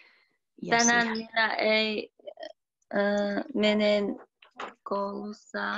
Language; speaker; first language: Finnish; non-native, learner; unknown